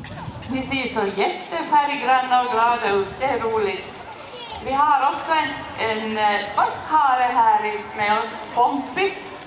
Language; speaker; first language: Swedish; native; Swedish